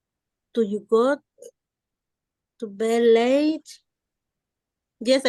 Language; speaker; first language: English; non-native, learner; Spanish